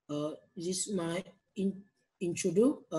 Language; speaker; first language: English; non-native, learner; Vietnamese